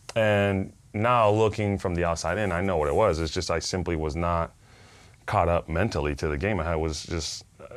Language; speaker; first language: English; non-native, fluent; Spanish